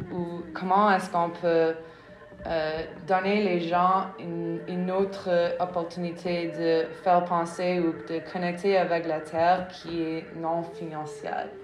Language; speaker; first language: French; non-native, fluent; English